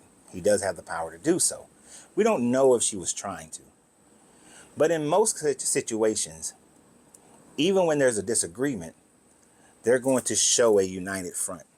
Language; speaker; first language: English; native; English